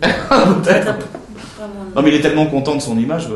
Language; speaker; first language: French; native; French